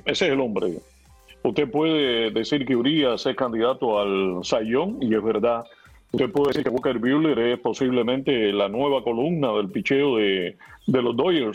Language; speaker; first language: Spanish; native; Spanish